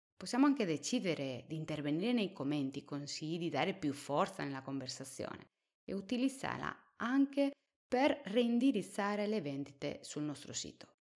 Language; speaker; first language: Italian; non-native, fluent; Spanish